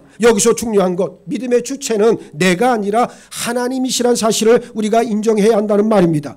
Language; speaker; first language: Korean; native; Korean